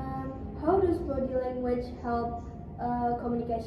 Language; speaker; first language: English; non-native, learner; Indonesian